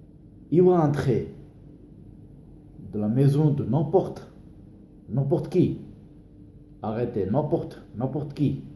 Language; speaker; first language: French; non-native, learner; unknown